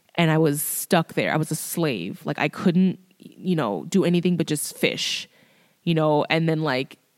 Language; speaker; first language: English; early bilingual, other home language; Thai